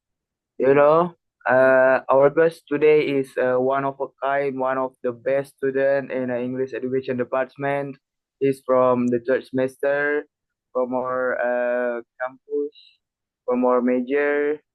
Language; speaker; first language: English; non-native, learner; Indonesian